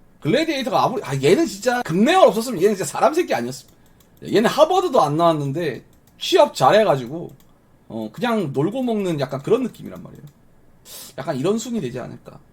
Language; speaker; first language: Korean; native; Korean